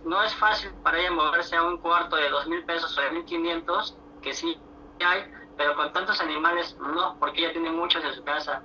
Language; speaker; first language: Spanish; native; Spanish